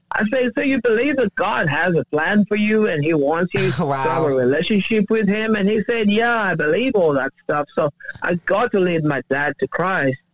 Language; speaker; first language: English; non-native, local second language; Ganda